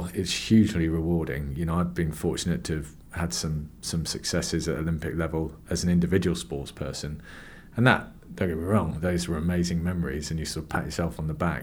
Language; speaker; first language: English; native; English